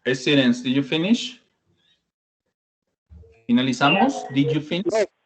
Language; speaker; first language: English; non-native, fluent; Spanish